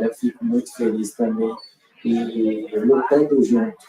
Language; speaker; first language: Portuguese; non-native, local second language; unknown